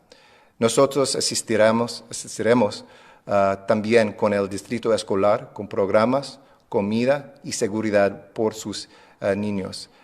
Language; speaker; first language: Spanish; non-native, fluent; English